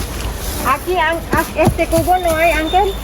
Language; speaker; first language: Spanish; non-native, learner; Filipino